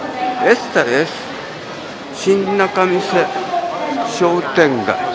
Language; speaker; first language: Spanish; non-native, learner; Japanese